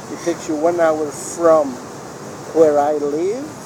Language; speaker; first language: English; non-native, fluent; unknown